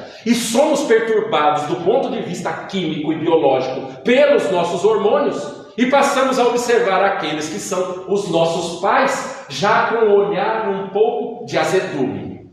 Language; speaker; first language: Portuguese; native; Portuguese